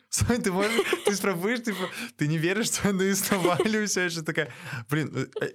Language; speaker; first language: Belarusian; native; Belarusian